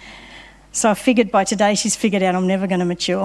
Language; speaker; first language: English; native; English